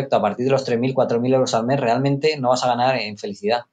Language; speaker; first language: Spanish; native; Spanish